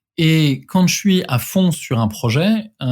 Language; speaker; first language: French; native; French